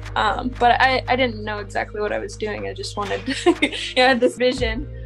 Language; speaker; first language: English; native; English